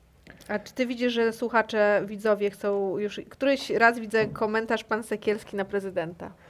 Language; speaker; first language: Polish; native; Polish